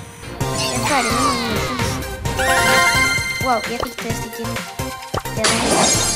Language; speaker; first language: Norwegian; early bilingual, other home language; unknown